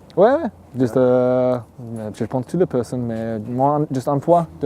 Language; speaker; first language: French; non-native, learner; English